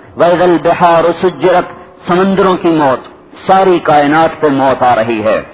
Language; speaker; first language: Urdu; non-native, local second language; Saraiki